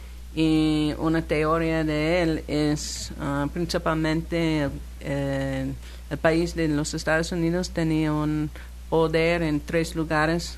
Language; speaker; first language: Spanish; non-native, learner; English